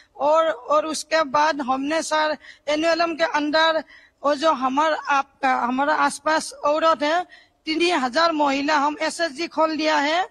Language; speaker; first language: Hindi; non-native, local second language; Assamese